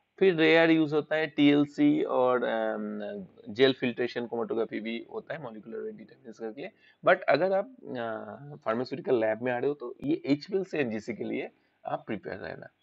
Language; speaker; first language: Hindi; non-native, local second language; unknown